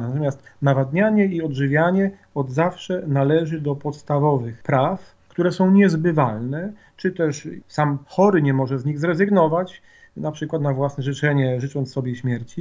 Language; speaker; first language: Polish; native; Polish